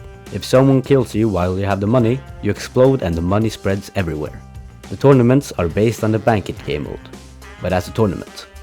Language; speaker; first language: English; non-native, fluent; Norwegian